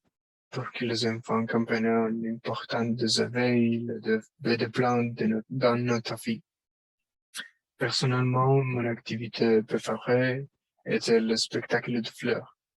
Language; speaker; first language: French; non-native, learner; Spanish